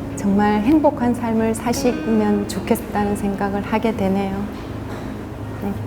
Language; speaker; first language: Korean; native; Korean